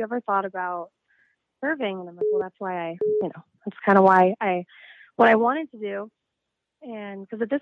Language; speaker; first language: English; native; English